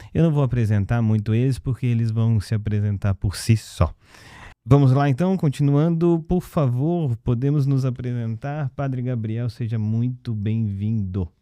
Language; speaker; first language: Portuguese; early bilingual, other home language; Russian